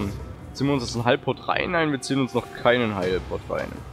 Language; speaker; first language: German; native; German